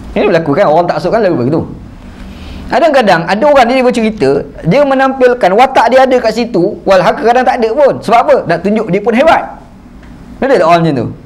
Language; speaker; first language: Malay; native; Malay